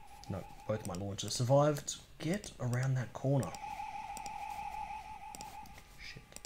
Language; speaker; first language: English; native; English